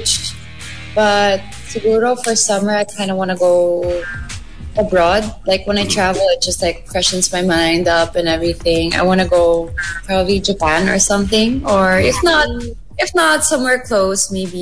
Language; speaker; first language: English; non-native, local second language; Filipino